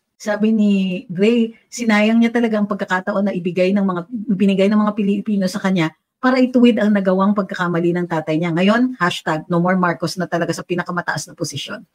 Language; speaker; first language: Filipino; native; Filipino